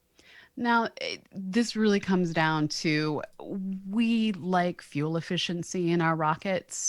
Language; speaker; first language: English; native; English